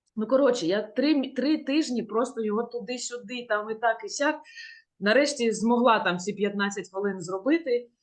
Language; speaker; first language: Ukrainian; native; Ukrainian